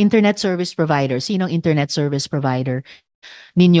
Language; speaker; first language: Filipino; native; Filipino